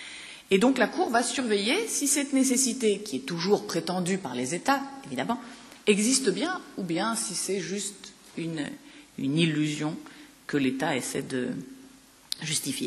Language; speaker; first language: French; native; French